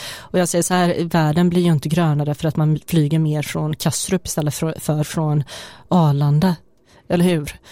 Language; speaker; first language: Swedish; early bilingual, other home language; Bosnian